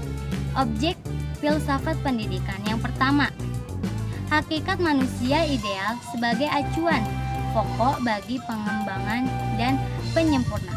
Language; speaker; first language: Indonesian; native; Indonesian